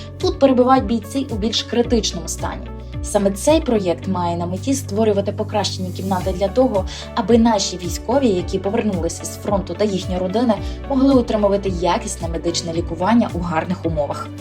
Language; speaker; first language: Ukrainian; native; Ukrainian